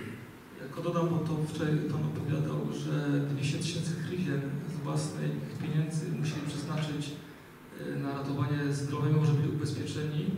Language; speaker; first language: Polish; native; Polish